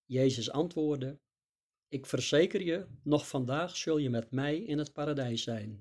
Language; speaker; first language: Dutch; native; Dutch